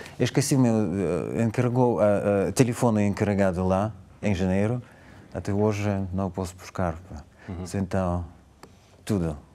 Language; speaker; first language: Portuguese; non-native, learner; Russian